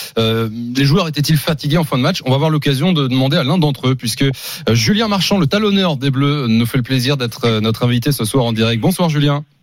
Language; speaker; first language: French; native; French